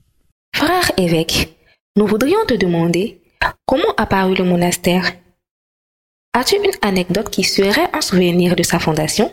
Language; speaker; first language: French; non-native, fluent; Spanish